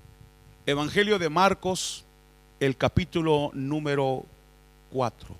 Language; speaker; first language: Spanish; native; Spanish